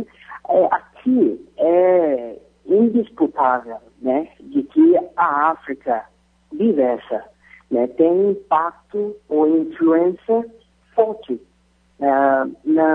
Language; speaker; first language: Portuguese; non-native, fluent; Yoruba